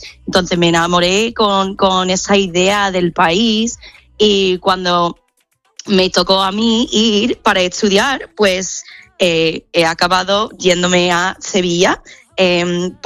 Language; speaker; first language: Spanish; non-native, fluent; English